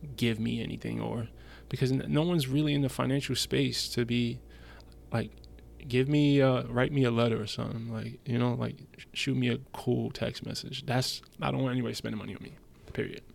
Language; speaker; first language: English; early bilingual, other home language; German